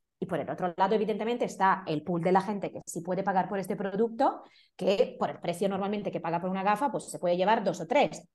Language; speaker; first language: Spanish; non-native, fluent; Italian